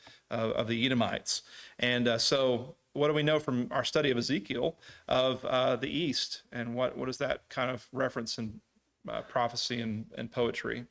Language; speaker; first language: English; native; English